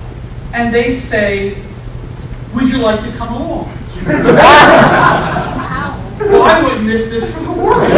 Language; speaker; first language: English; native; English